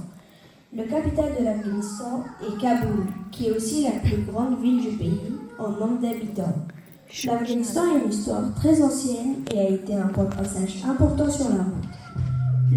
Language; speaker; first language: French; early bilingual, other home language; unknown